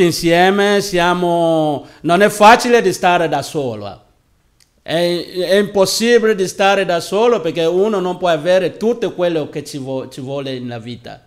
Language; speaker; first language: Italian; non-native, learner; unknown